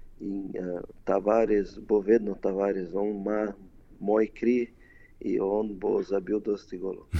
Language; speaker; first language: Slovenian; non-native, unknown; Portuguese